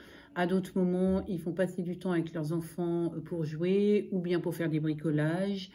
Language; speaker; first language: French; native; French